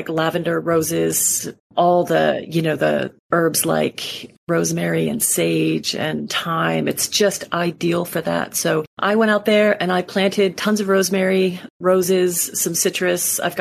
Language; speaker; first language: English; native; English